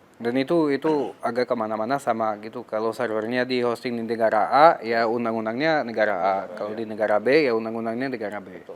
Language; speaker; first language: Indonesian; non-native, fluent; French